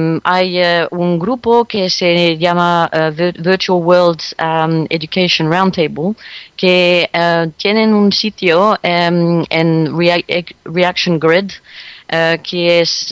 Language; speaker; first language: Spanish; non-native, fluent; French